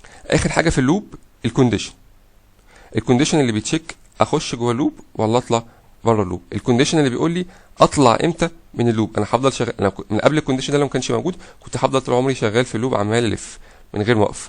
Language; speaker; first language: Arabic; native; Arabic